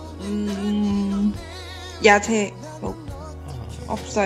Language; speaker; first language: Korean; non-native, learner; Chinese